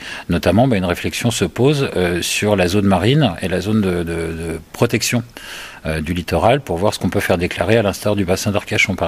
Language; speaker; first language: French; native; French